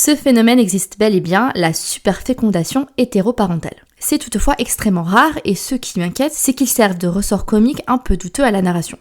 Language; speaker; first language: French; native; French